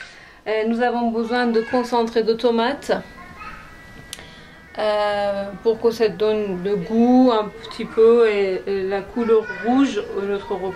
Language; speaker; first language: French; non-native, fluent; Persian